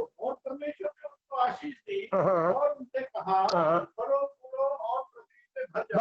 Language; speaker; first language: Hindi; non-native, local second language; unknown